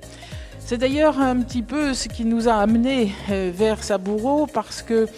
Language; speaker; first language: French; native; French